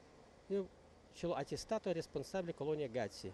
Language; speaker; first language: Italian; non-native, learner; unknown